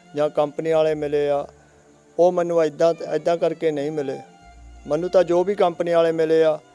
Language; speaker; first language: Punjabi; native; Punjabi